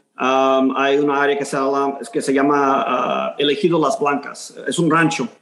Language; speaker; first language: Spanish; early bilingual, heritage; Spanish